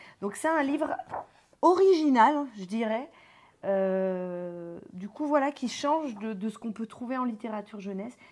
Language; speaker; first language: French; native; French